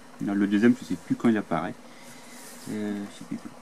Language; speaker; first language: French; native; French